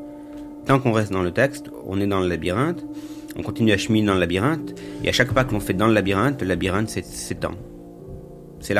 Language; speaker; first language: French; native; French